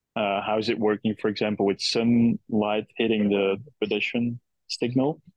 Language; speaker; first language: English; non-native, fluent; Dutch